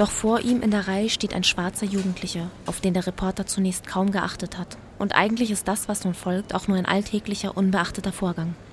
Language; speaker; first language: German; native; German